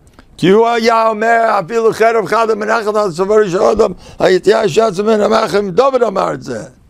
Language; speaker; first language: Hebrew; non-native, fluent; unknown